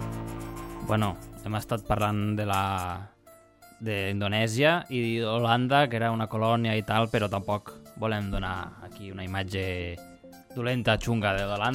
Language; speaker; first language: Catalan; native; Catalan